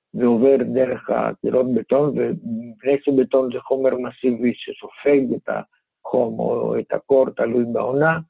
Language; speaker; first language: Hebrew; non-native, fluent; Greek